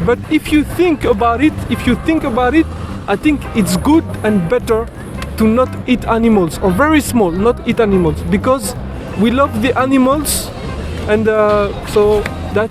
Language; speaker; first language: English; non-native, fluent; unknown